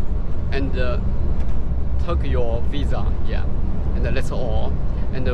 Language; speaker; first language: English; non-native, fluent; Chinese